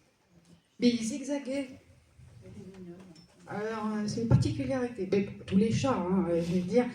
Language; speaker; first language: French; native; French